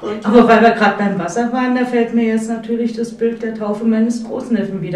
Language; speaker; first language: German; native; German